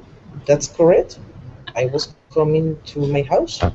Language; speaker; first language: English; non-native, learner; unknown